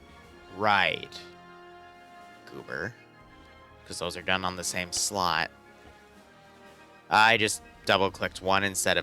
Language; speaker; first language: English; native; English